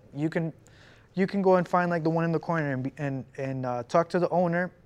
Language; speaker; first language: English; non-native, fluent; Spanish